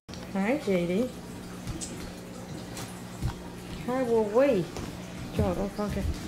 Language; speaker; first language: Vietnamese; native; Vietnamese